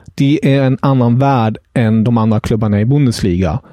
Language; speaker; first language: Swedish; non-native, fluent; German